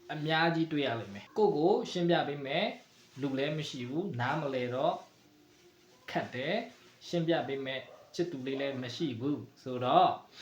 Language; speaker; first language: Burmese; native; Burmese